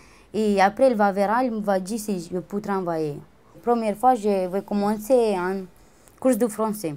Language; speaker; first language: French; non-native, learner; Romanian